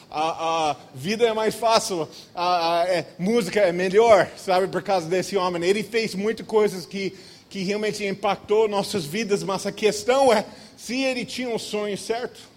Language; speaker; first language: Portuguese; non-native, fluent; English